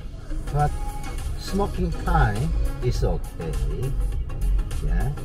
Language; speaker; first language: English; non-native, learner; Korean